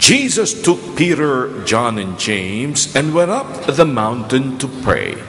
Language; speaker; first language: English; non-native, local second language; Filipino